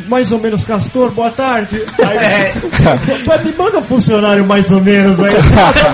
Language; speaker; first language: Portuguese; native; Portuguese